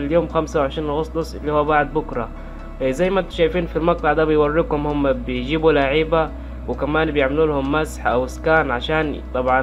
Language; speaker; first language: Arabic; native; Arabic